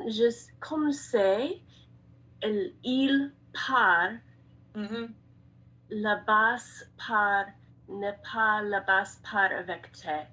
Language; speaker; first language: French; non-native, learner; Spanish